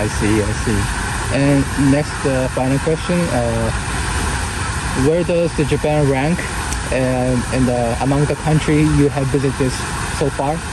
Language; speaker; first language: English; non-native, learner; Japanese